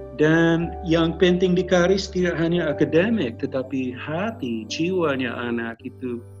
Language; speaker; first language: Indonesian; non-native, local second language; English